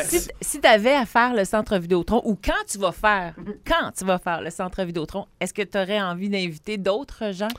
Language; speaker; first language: French; native; French